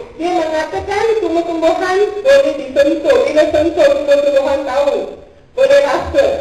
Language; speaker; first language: Malay; non-native, local second language; Tamil